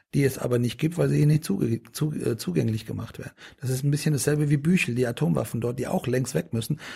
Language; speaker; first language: German; early bilingual, other home language; Persian